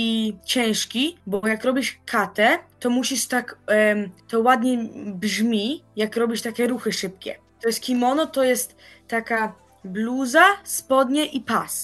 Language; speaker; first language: Polish; early bilingual, heritage; Polish